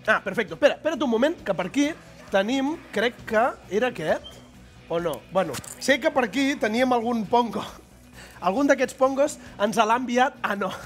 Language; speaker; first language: Catalan; non-native, local second language; Spanish